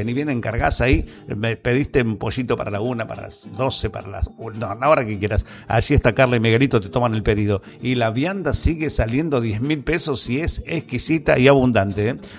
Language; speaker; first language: Spanish; native; Spanish